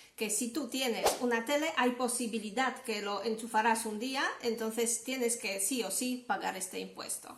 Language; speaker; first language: Spanish; non-native, fluent; Polish